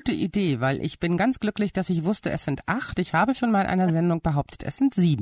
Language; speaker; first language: German; native; German